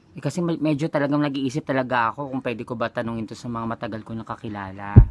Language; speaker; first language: Filipino; native; Filipino